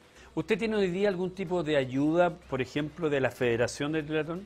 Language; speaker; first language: Spanish; native; Spanish